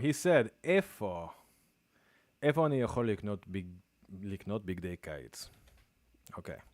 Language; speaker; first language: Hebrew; non-native, learner; English